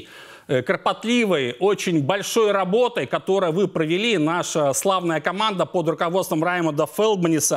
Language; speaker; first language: Russian; native; Russian